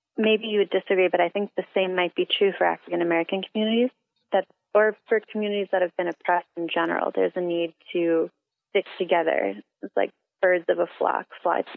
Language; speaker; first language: English; native; English